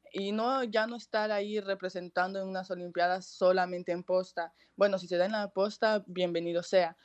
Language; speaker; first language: Spanish; native; Spanish